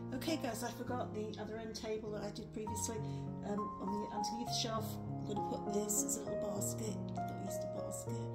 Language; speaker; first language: English; native; English